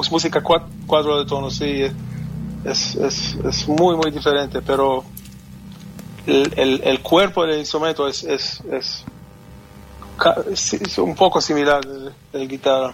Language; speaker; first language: Spanish; non-native, fluent; Hebrew